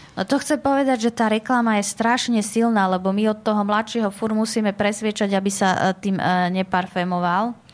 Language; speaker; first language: Slovak; native; Slovak